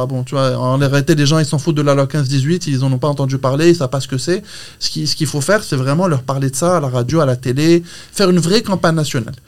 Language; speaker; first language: French; non-native, local second language; Arabic